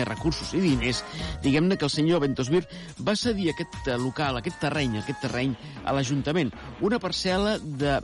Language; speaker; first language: Catalan; native; Catalan